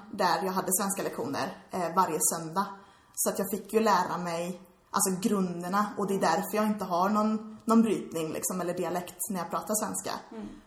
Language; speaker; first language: Swedish; early bilingual, heritage; English